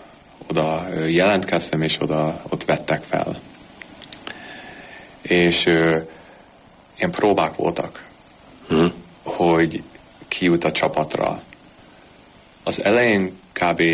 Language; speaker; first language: Hungarian; early bilingual, heritage; Hungarian